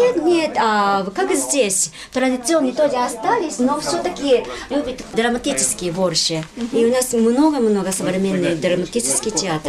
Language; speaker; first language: Russian; non-native, learner; Japanese